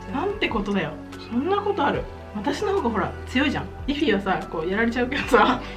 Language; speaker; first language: Japanese; native; Japanese